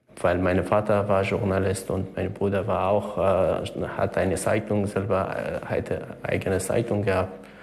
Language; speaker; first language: German; non-native, learner; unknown